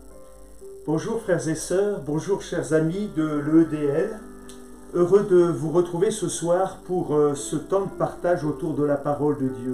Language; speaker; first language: French; native; French